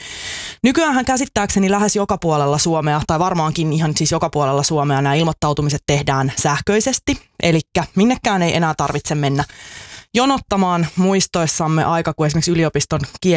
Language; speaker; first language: Finnish; native; Finnish